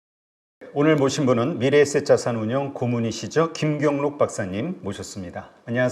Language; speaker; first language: Korean; native; Korean